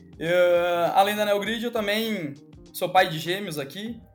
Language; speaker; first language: Portuguese; native; Portuguese